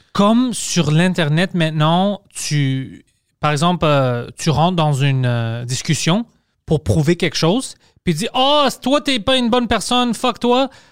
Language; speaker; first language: French; early bilingual, other home language; Greek